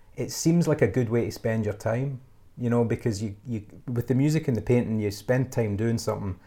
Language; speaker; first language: English; native; English